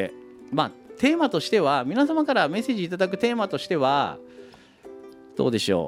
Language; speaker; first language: Japanese; native; Japanese